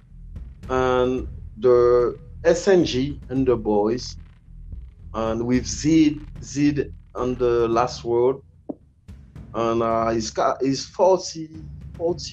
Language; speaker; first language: English; non-native, learner; French